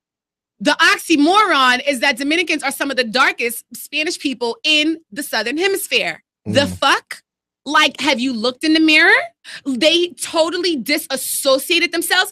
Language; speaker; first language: English; native; English